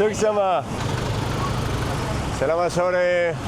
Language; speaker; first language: Indonesian; non-native, learner; Spanish